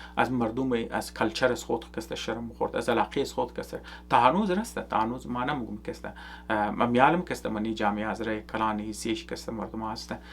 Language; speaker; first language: Persian; native; Persian